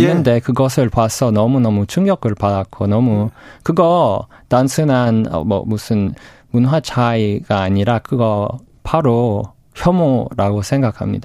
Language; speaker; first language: Korean; non-native, fluent; English